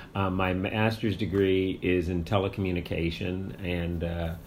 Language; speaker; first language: English; native; English